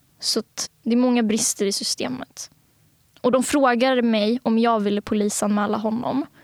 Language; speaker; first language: Swedish; early bilingual, other home language; Bangla